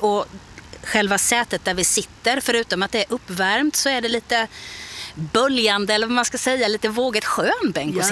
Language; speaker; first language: Swedish; native; Swedish